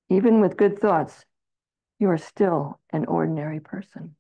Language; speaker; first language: English; native; English